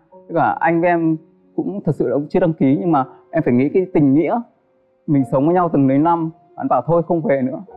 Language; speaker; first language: Vietnamese; native; Vietnamese